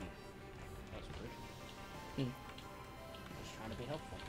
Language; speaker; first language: English; native; English